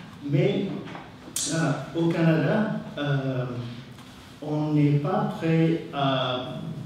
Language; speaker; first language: French; non-native, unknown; English